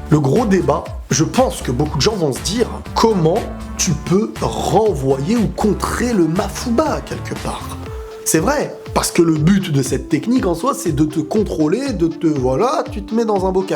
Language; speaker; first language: French; native; French